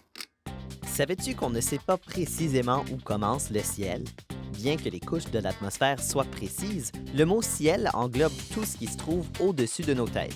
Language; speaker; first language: French; native; French